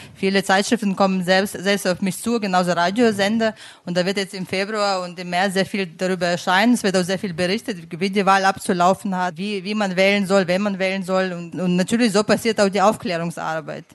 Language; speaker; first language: German; non-native, fluent; Ukrainian